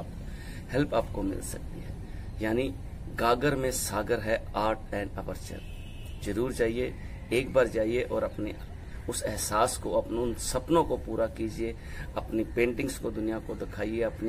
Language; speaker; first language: Hindi; native; Hindi